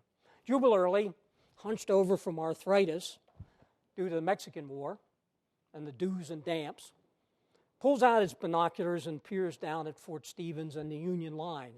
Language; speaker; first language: English; native; English